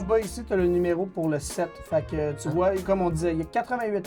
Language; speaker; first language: French; native; French